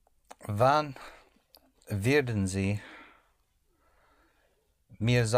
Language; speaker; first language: German; non-native, learner; English